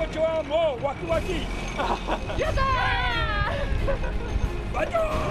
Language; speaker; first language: Japanese; native; Japanese